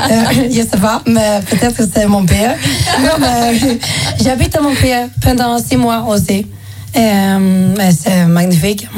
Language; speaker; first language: French; non-native, learner; Swedish